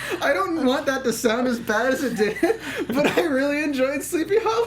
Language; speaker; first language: English; native; English